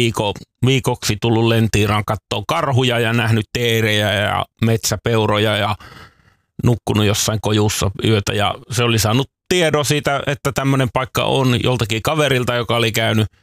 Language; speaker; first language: Finnish; native; Finnish